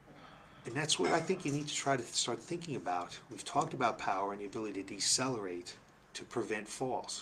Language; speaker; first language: English; native; English